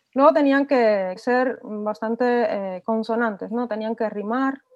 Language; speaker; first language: Spanish; native; Spanish